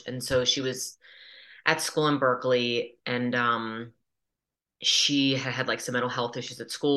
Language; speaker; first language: English; native; English